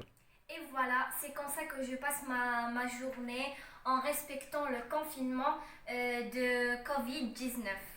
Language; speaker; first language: French; non-native, local second language; Arabic